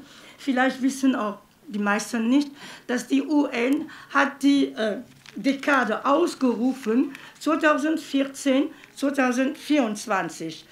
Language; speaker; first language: German; non-native, fluent; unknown